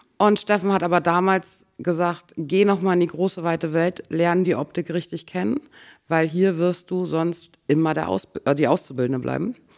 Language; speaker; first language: German; native; German